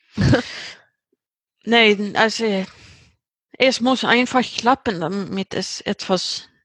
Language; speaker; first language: German; non-native, fluent; Swedish